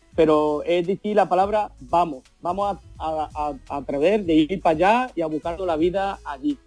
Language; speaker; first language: Spanish; early bilingual, heritage; Spanish